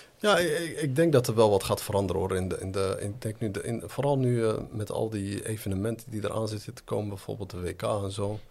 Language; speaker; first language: Dutch; early bilingual, other home language; Arabic